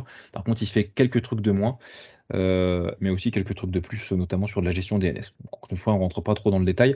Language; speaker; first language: French; native; French